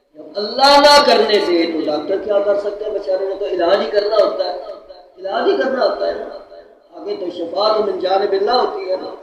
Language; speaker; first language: Urdu; non-native, local second language; Punjabi